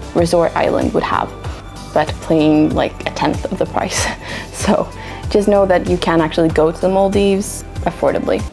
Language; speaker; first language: English; non-native, fluent; Swedish